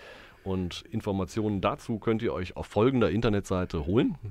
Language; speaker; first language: German; native; German